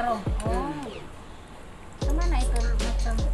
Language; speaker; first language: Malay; non-native, learner; Filipino